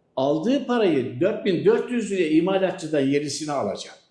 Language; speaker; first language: Turkish; native; Turkish